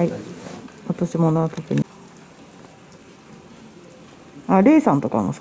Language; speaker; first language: Japanese; native; Japanese